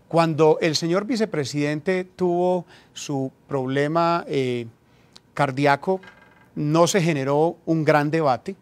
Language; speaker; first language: Spanish; native; Spanish